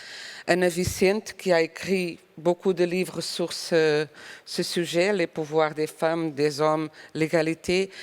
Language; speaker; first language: French; non-native, fluent; Portuguese